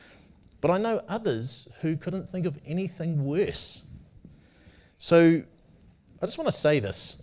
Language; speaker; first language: English; native; English